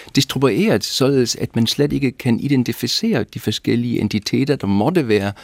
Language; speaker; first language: Danish; native; Danish